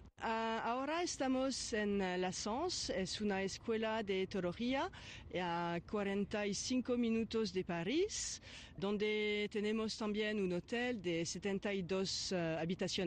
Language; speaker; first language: Spanish; non-native, fluent; French